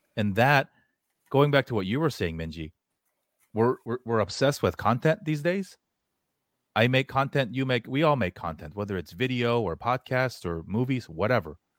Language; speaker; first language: English; early bilingual, other home language; Korean